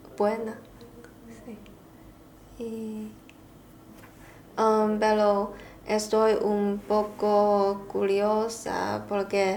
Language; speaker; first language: Spanish; non-native, learner; Chinese